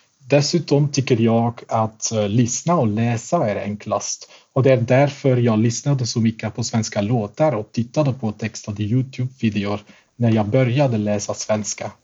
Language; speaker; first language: Swedish; non-native, fluent; Dutch